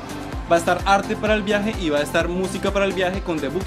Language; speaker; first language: Spanish; native; Spanish